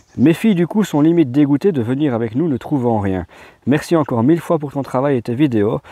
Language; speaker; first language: French; native; French